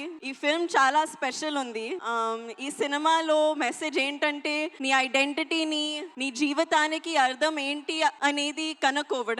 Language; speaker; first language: Telugu; non-native, learner; Hindi